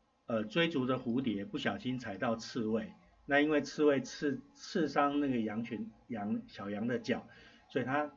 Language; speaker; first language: Chinese; native; Chinese